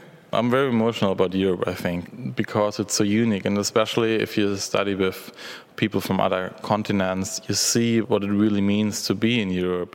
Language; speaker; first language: English; non-native, fluent; German